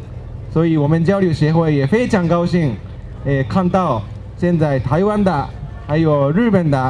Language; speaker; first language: Chinese; non-native, fluent; Japanese